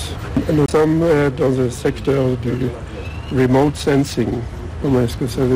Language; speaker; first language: French; non-native, learner; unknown